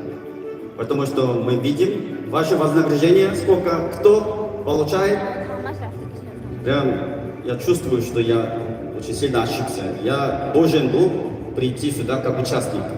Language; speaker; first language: Russian; non-native, fluent; Korean